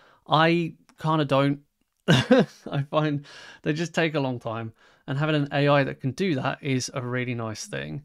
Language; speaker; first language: English; native; English